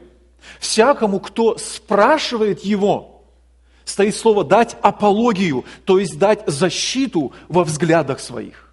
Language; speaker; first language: Russian; native; Russian